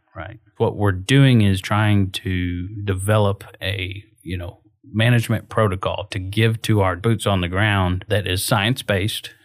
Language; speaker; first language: English; native; English